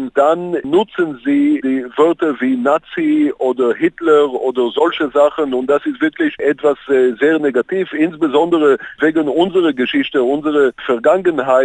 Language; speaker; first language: German; non-native, fluent; Hebrew